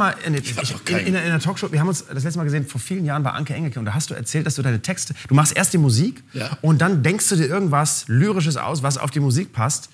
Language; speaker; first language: German; native; German